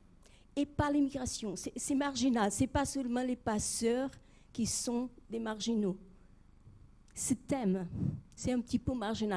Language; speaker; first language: French; non-native, fluent; Portuguese